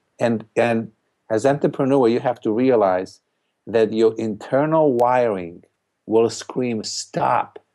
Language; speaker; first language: English; non-native, fluent; Polish